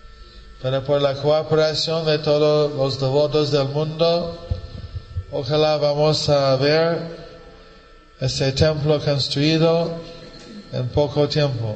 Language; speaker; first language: Spanish; non-native, learner; English